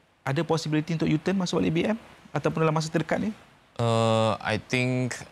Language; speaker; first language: Malay; native; Malay